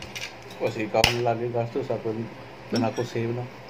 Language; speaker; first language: Filipino; non-native, learner; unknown